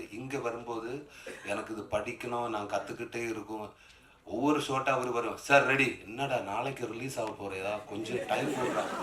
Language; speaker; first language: Tamil; non-native, learner; Malayalam